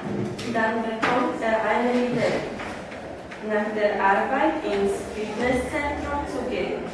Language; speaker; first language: German; non-native, learner; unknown